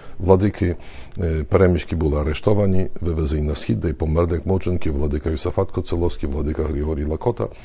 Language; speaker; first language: Ukrainian; early bilingual, heritage; Ukrainian